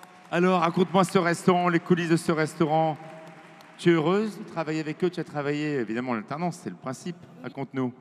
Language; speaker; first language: French; native; French